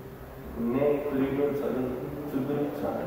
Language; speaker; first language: Korean; non-native, learner; Nepali